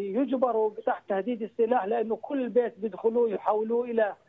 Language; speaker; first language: Arabic; native; Arabic